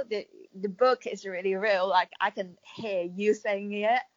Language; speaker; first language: English; non-native, fluent; Chinese